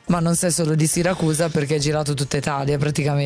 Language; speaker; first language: Italian; native; Italian